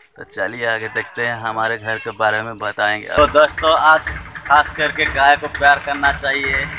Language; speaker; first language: Hindi; non-native, local second language; Odia